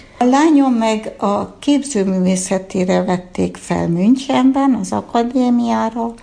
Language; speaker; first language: Hungarian; early bilingual, heritage; Hungarian